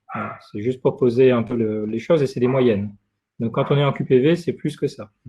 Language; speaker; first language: French; native; French